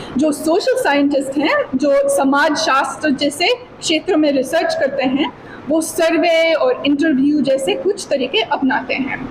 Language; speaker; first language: Hindi; non-native, fluent; English